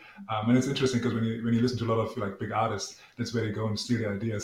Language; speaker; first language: English; non-native, fluent; German